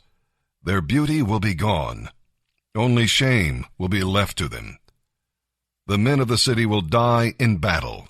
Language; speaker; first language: English; native; English